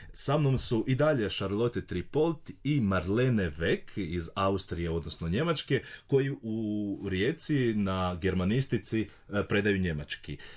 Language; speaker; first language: Croatian; native; Croatian